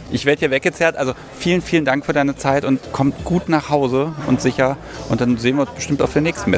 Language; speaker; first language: German; native; German